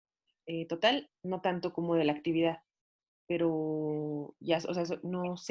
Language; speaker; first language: Spanish; native; Spanish